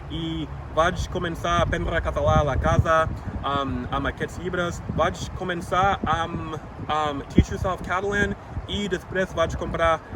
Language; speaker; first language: Catalan; non-native, fluent; English